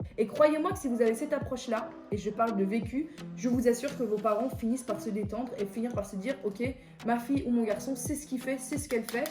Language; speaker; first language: French; early bilingual, other home language; Persian